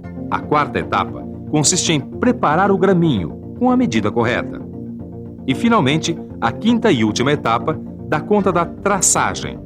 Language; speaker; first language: Portuguese; native; Portuguese